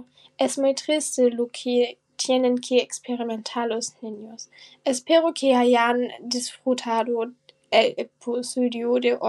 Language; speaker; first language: Spanish; non-native, learner; German